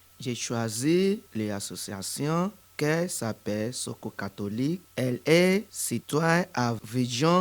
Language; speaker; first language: French; non-native, learner; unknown